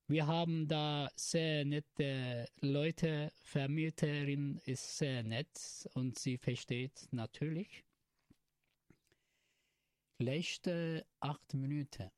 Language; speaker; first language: German; non-native, learner; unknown